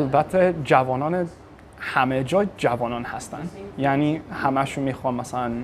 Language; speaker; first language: Persian; non-native, fluent; English